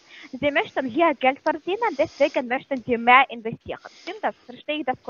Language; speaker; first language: German; non-native, fluent; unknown